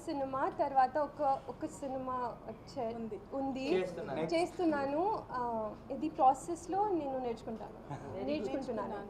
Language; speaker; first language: Telugu; non-native, learner; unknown